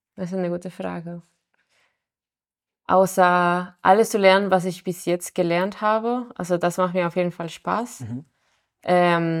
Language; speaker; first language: German; non-native, fluent; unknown